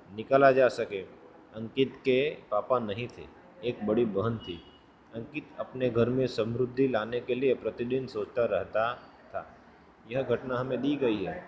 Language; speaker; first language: Hindi; non-native, local second language; Gujarati